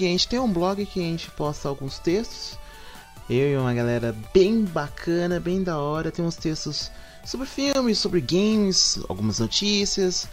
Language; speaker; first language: Portuguese; native; Portuguese